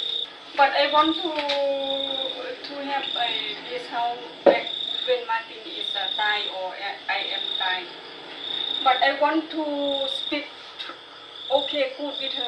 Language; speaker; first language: English; non-native, learner; Thai